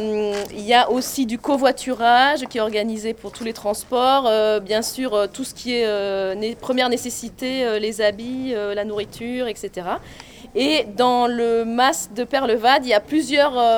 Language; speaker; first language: French; native; French